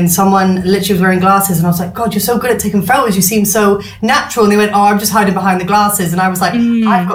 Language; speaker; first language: English; native; English